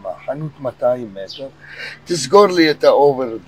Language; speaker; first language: Hebrew; early bilingual, other home language; Arabic